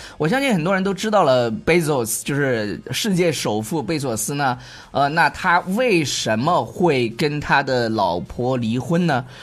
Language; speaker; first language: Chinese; native; Chinese